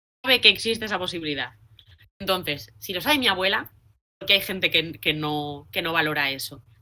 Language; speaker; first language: Spanish; native; Spanish